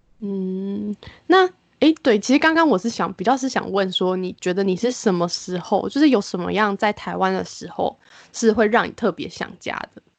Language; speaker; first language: Chinese; native; Chinese